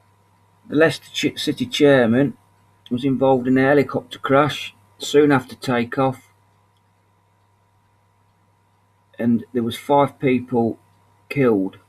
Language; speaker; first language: English; native; English